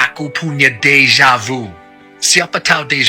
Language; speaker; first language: Indonesian; non-native, learner; English